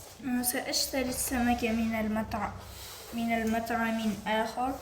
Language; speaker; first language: Arabic; non-native, learner; Uzbek